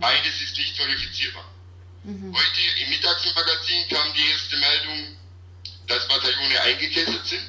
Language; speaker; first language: German; native; German